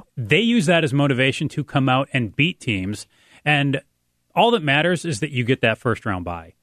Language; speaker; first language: English; native; English